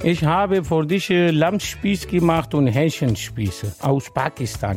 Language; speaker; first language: German; non-native, learner; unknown